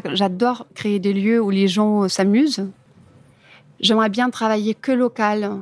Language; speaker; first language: French; non-native, fluent; German